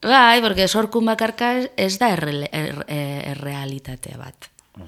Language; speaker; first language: Basque; non-native, local second language; Spanish